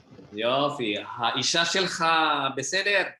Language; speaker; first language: Hebrew; non-native, fluent; Indonesian